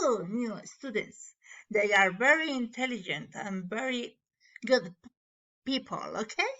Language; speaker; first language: English; non-native, learner; Spanish